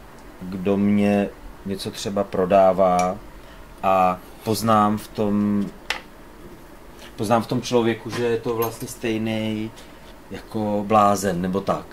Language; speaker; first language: Czech; native; Czech